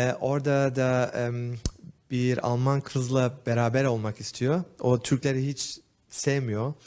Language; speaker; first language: Turkish; early bilingual, heritage; Turkish